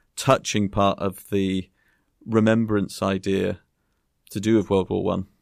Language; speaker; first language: English; native; English